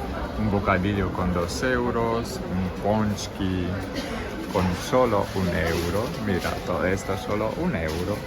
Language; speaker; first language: Spanish; non-native, fluent; German